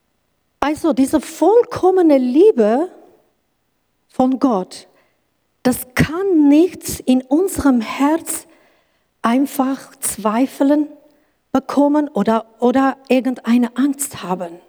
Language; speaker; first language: German; non-native, learner; Kurdish